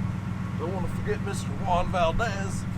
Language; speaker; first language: English; native; English